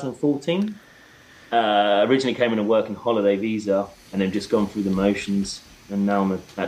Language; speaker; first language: English; native; English